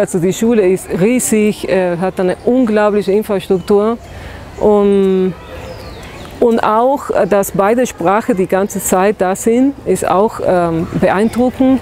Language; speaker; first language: German; non-native, fluent; Spanish